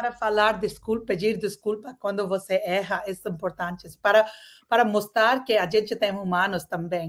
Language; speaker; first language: Portuguese; non-native, learner; English